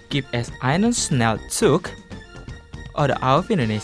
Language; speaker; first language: German; non-native, fluent; Indonesian